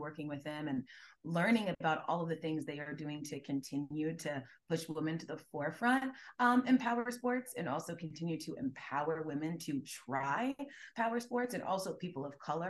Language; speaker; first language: English; native; English